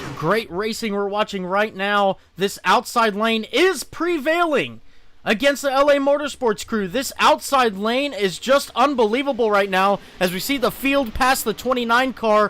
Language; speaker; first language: English; native; English